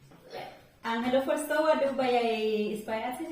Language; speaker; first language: Danish; non-native, fluent; Filipino